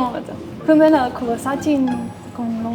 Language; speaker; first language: Korean; non-native, learner; Spanish